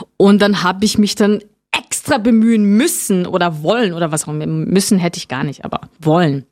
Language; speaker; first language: German; non-native, fluent; Portuguese